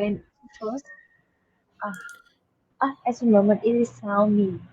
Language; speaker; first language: English; non-native, learner; Vietnamese